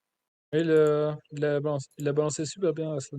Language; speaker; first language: French; native; French